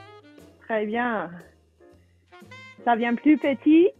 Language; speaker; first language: French; non-native, fluent; English